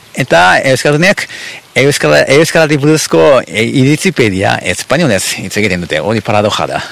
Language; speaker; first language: Basque; non-native, fluent; Japanese